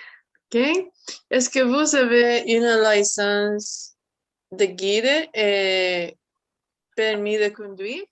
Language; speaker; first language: French; non-native, learner; Spanish